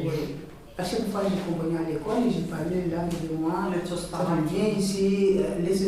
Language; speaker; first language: French; non-native, learner; Bambara